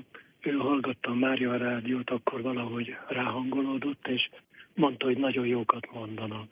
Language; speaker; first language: Hungarian; native; Hungarian